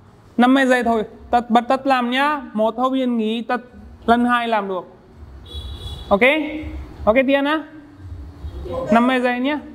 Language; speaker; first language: Vietnamese; non-native, learner; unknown